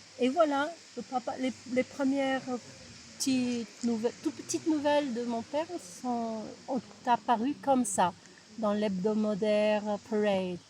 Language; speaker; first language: French; non-native, fluent; English